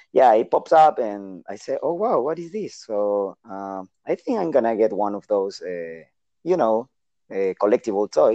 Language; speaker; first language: English; non-native, learner; Spanish